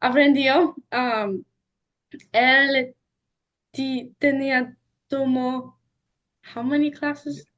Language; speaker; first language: Spanish; non-native, learner; English